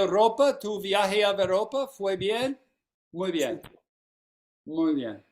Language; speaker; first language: Spanish; non-native, fluent; English